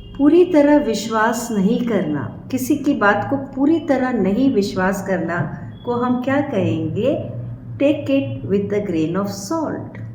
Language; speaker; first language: Hindi; native; Hindi